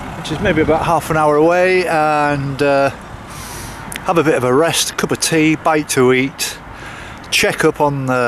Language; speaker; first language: English; native; English